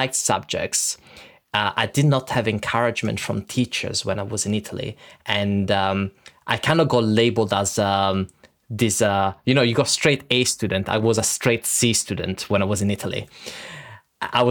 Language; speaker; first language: English; early bilingual, other home language; Italian